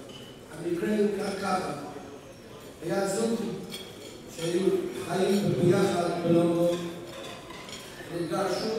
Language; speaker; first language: Hebrew; non-native, fluent; English